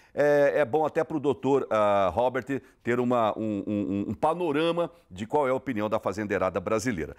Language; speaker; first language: Portuguese; native; Portuguese